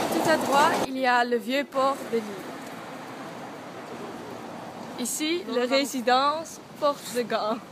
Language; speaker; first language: French; non-native, learner; Dutch